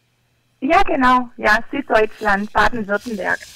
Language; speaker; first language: German; native; German